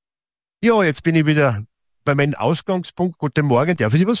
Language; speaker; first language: German; native; German